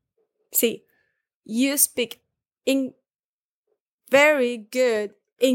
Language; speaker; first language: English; non-native, learner; Spanish